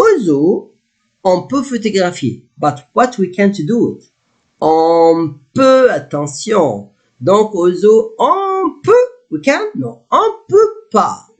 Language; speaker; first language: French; non-native, fluent; Arabic